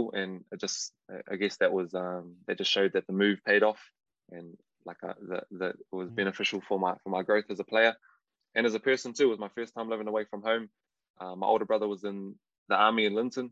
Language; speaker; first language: English; native; English